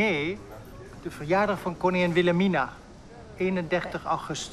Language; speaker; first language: Dutch; native; Dutch